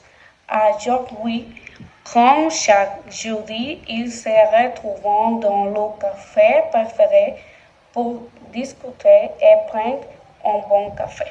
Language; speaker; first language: French; non-native, learner; Spanish